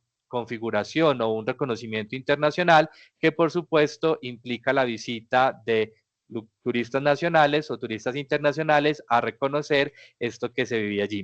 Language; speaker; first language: Spanish; native; Spanish